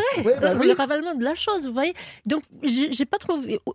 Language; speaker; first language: French; non-native, fluent; Romanian